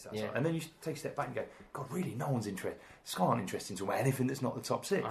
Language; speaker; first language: English; native; English